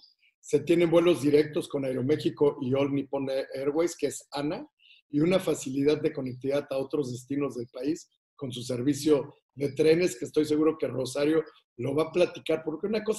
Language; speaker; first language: Spanish; native; Spanish